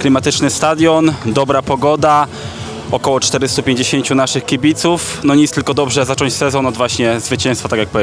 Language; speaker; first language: Polish; native; Polish